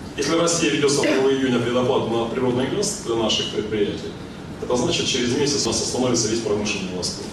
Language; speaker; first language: Russian; non-native, local second language; Ukrainian